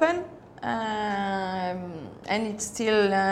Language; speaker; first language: English; non-native, fluent; Spanish